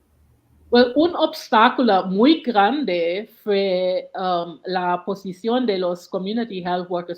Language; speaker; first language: Spanish; non-native, learner; English